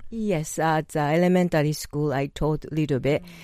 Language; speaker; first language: English; non-native, learner; Japanese